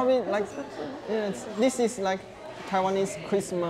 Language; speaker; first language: English; non-native, learner; Chinese